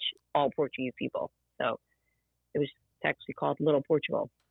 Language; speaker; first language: English; early bilingual, other home language; Portuguese